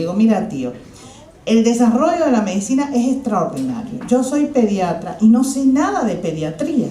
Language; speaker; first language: Spanish; native; Spanish